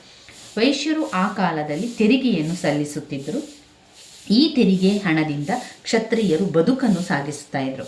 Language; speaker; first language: Kannada; native; Kannada